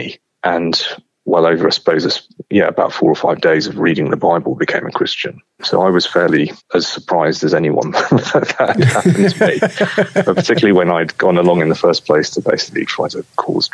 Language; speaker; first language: English; native; English